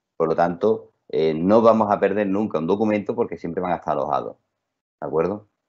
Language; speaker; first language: Spanish; native; Spanish